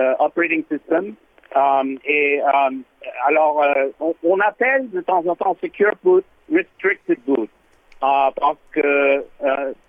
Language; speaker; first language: French; non-native, learner; English